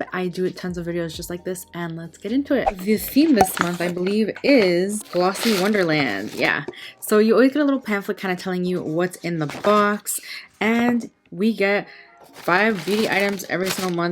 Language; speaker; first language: English; native; English